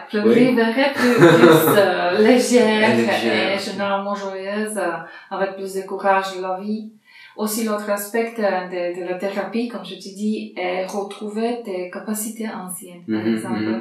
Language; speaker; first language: French; non-native, fluent; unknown